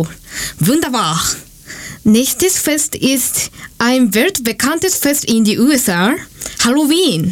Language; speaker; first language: German; non-native, learner; Japanese